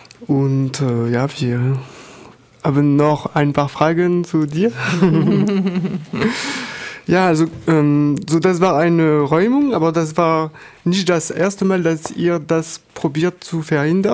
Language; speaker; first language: German; non-native, fluent; French